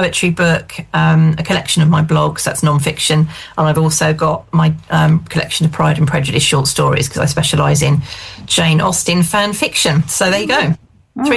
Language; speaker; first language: English; native; English